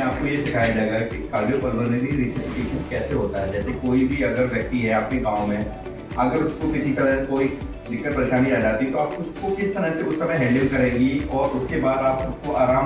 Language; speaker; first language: Hindi; native; Hindi